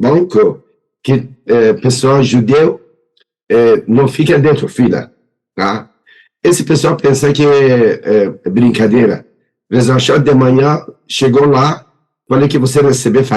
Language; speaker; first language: Portuguese; non-native, learner; Persian